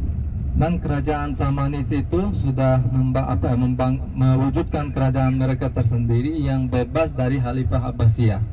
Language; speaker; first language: Indonesian; non-native, fluent; Uzbek